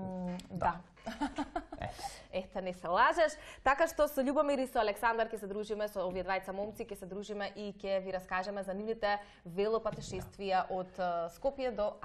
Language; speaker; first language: Macedonian; native; Macedonian